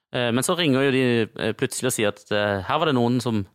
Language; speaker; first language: Norwegian; native; Norwegian